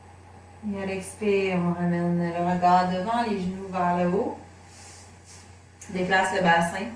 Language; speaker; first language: French; native; French